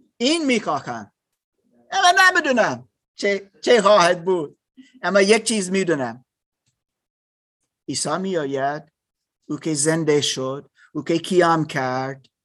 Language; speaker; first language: Persian; non-native, learner; German